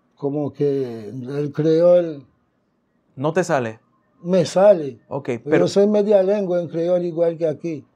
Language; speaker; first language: Spanish; non-native, fluent; Haitian Creole